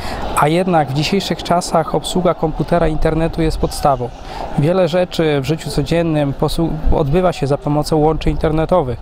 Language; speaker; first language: Polish; native; Polish